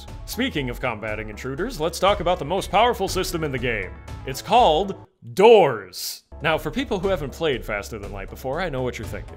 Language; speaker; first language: English; native; English